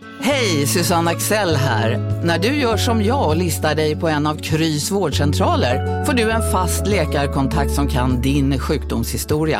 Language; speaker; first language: Swedish; native; Swedish